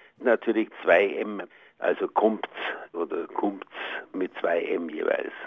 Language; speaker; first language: German; native; German